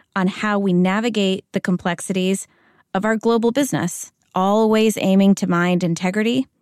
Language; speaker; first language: English; native; English